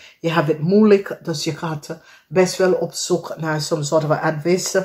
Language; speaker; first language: Dutch; non-native, fluent; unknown